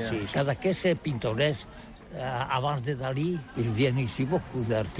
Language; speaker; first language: French; non-native, learner; Catalan